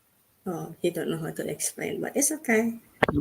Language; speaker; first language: English; non-native, fluent; Indonesian